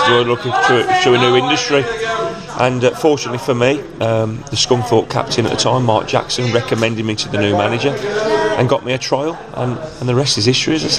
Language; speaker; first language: English; native; English